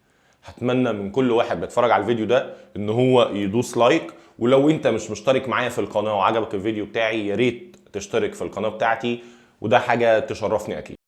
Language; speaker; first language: Arabic; native; Arabic